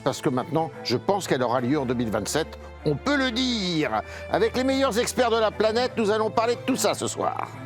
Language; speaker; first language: French; native; French